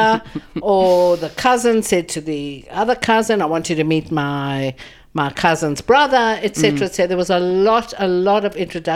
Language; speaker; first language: English; native; English